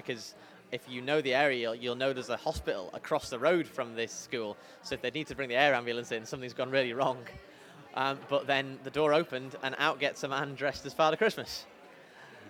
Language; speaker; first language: English; native; English